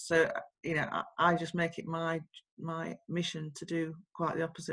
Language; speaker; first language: English; native; English